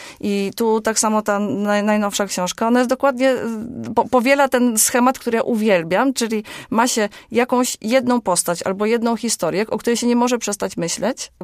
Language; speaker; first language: Polish; native; Polish